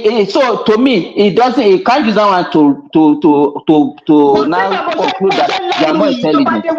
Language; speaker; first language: English; non-native, local second language; Yoruba